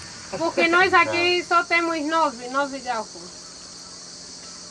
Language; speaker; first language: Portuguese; non-native, learner; Vietnamese